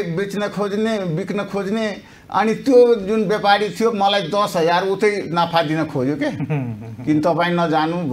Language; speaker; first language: Nepali; non-native, local second language; Maithili